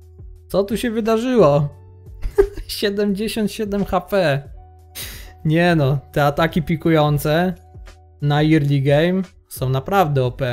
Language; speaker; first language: Polish; native; Polish